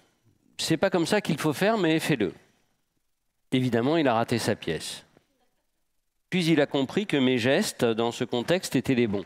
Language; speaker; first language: French; native; French